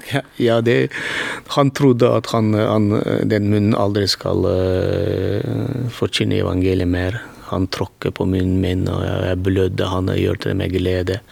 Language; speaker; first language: Norwegian; non-native, fluent; Turkmen